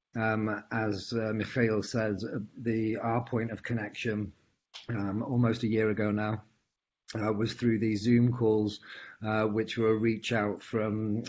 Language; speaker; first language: English; native; English